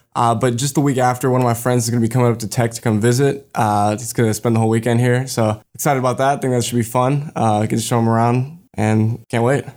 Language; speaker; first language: English; native; English